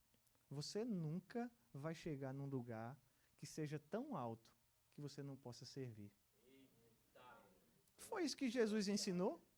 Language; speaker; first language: Portuguese; native; Portuguese